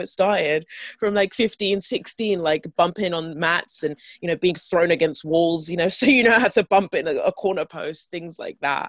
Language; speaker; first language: English; native; English